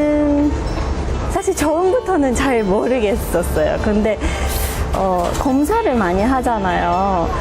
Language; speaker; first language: Korean; non-native, fluent; English